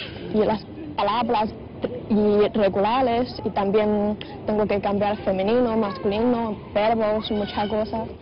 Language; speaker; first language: Spanish; non-native, learner; Chinese